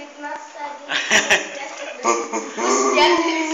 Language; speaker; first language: English; non-native, learner; Indonesian